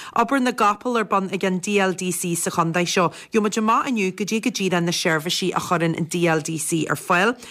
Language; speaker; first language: Irish; native; Irish